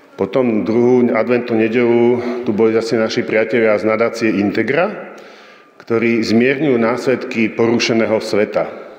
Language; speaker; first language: Slovak; native; Slovak